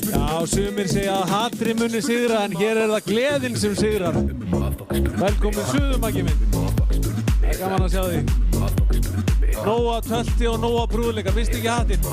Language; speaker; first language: Icelandic; native; Icelandic